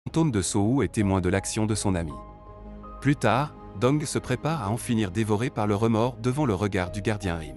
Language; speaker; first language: French; native; French